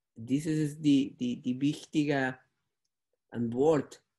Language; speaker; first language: German; non-native, fluent; Spanish